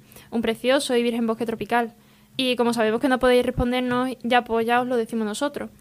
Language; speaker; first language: Spanish; native; Spanish